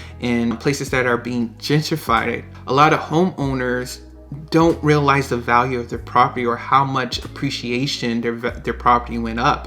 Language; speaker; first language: English; native; English